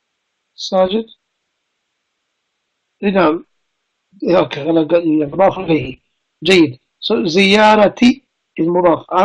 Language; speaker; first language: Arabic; non-native, fluent; English